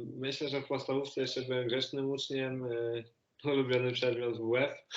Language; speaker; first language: Polish; native; Polish